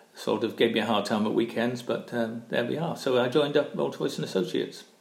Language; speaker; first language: English; native; English